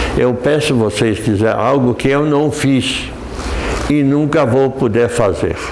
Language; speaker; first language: Portuguese; non-native, fluent; Polish